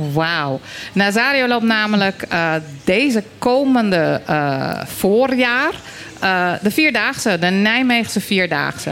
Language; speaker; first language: Dutch; native; Dutch